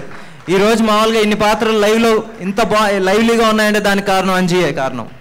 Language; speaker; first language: Telugu; native; Telugu